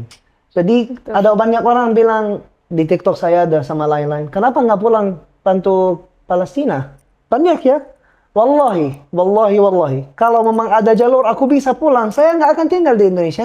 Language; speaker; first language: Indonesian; non-native, fluent; Arabic